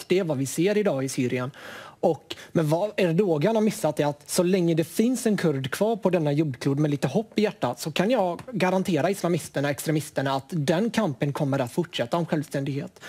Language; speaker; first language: Swedish; native; Swedish